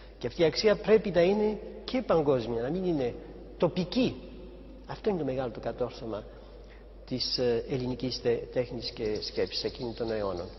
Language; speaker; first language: Greek; early bilingual, heritage; Greek